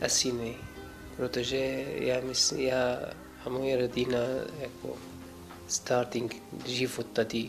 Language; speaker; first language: Czech; non-native, learner; Arabic